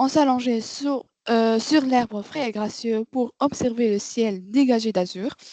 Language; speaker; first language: French; non-native, learner; Arabic